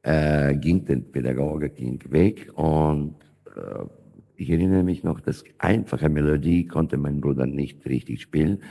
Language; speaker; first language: German; non-native, fluent; Russian